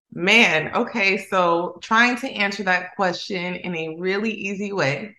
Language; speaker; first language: English; non-native, fluent; Spanish